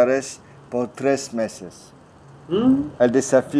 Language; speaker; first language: Spanish; non-native, learner; French